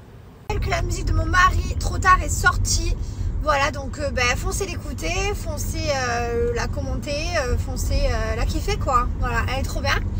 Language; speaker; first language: French; native; French